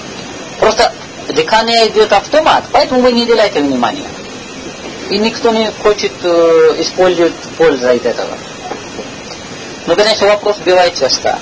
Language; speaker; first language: Russian; non-native, learner; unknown